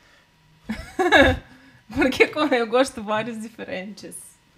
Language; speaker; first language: Portuguese; non-native, learner; Russian